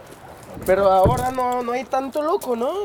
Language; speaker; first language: Spanish; non-native, fluent; French